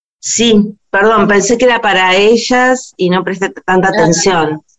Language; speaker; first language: Portuguese; non-native, learner; Spanish